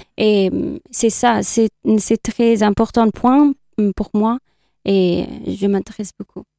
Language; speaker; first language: French; non-native, learner; Persian